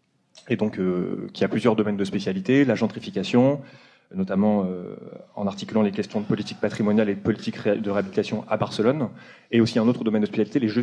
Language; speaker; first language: French; native; French